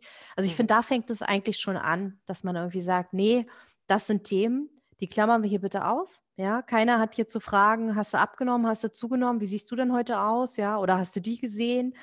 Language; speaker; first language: German; native; German